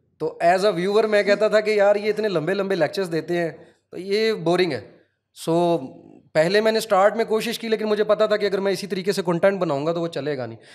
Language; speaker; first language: Urdu; non-native, local second language; Punjabi